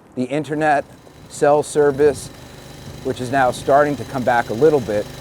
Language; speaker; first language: English; native; English